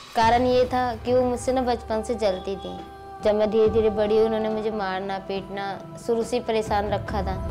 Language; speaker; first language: Hindi; native; Hindi